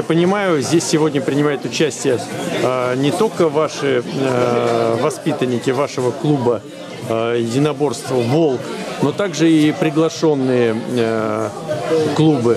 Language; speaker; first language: Russian; native; Russian